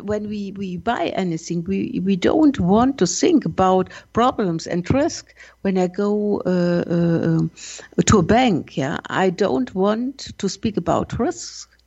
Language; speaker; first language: English; non-native, learner; German